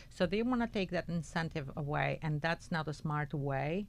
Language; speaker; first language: English; non-native, fluent; Albanian